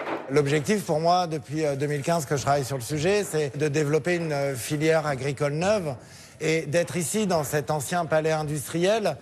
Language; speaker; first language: French; native; French